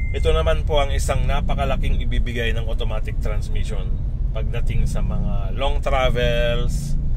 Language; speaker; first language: Filipino; non-native, local second language; Iloko